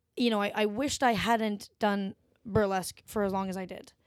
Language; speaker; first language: English; native; English